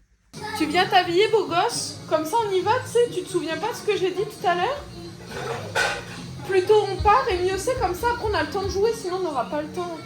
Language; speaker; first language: French; native; French